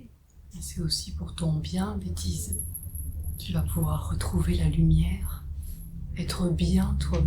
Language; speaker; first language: French; native; French